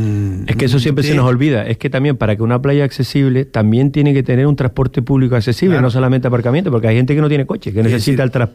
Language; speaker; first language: Spanish; native; Spanish